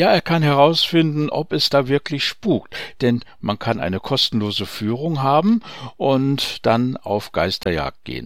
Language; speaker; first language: German; native; German